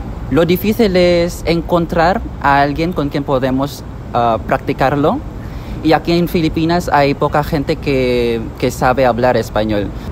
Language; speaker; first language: Spanish; non-native, fluent; Filipino